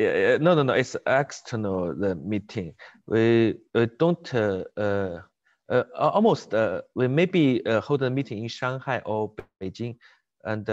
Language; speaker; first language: English; non-native, learner; Chinese